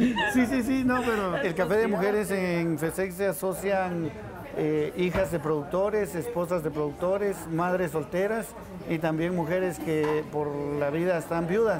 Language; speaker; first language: Spanish; native; Spanish